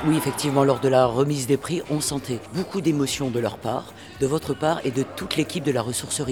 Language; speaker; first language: French; native; French